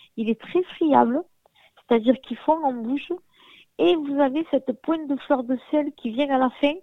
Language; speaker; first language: French; native; French